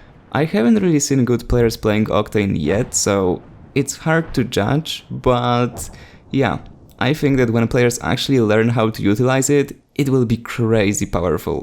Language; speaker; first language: English; non-native, fluent; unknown